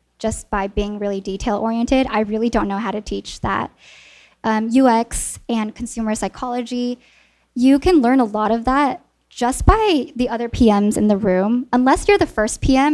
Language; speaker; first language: English; early bilingual, other home language; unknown